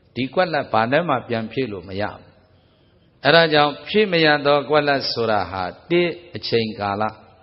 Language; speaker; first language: Burmese; native; Burmese